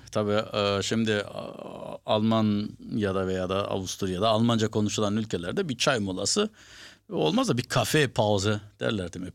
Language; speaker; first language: Turkish; early bilingual, heritage; Turkish